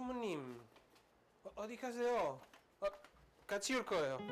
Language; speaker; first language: Korean; non-native, learner; Italian